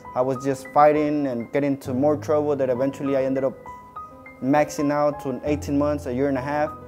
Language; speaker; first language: English; native; English